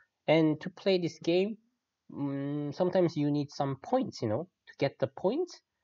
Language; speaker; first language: English; non-native, fluent; Korean